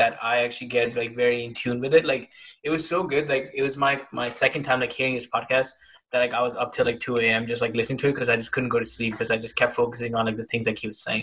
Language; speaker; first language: English; non-native, local second language; Hindi